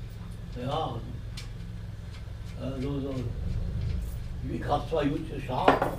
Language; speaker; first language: German; native; German